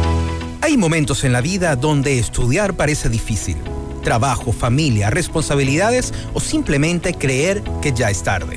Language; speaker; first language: Spanish; native; Spanish